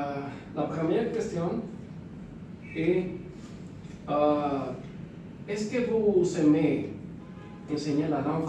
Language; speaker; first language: French; non-native, learner; Spanish